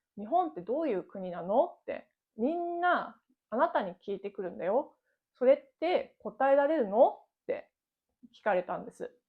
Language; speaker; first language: Japanese; native; Japanese